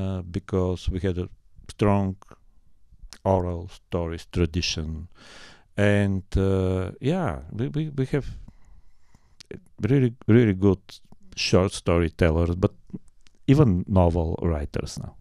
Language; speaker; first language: English; non-native, fluent; Bulgarian